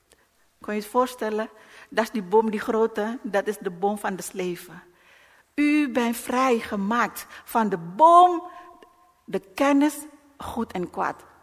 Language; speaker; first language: Dutch; non-native, learner; Indonesian